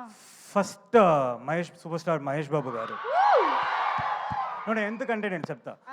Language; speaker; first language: Telugu; non-native, learner; Tamil